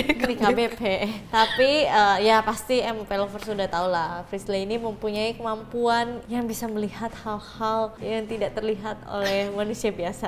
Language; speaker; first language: Indonesian; native; Indonesian